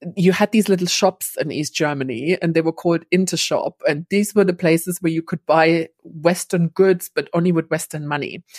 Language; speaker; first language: English; non-native, fluent; German